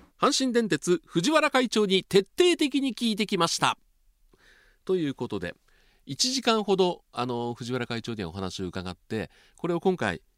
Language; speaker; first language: Japanese; native; Japanese